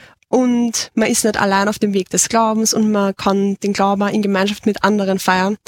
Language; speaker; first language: German; native; German